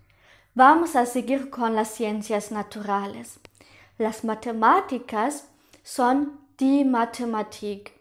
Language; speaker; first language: Spanish; non-native, fluent; German